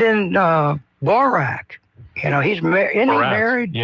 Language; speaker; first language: English; native; English